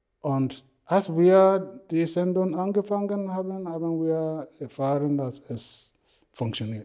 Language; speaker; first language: German; non-native, fluent; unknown